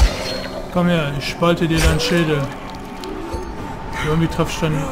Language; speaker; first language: German; native; German